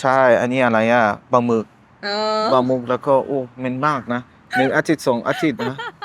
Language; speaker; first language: Thai; non-native, learner; Persian